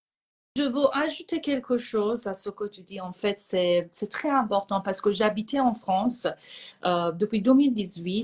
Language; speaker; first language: French; non-native, fluent; Persian